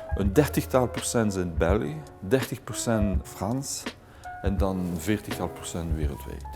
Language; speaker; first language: Dutch; non-native, local second language; French